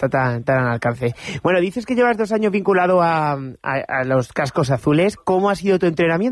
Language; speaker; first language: Spanish; native; Spanish